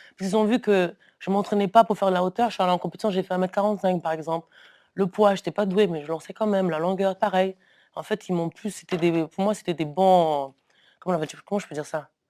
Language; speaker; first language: French; early bilingual, other home language; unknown